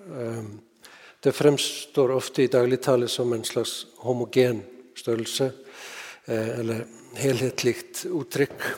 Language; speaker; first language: Norwegian; non-native, fluent; Icelandic